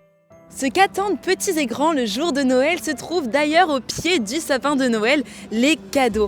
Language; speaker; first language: French; native; French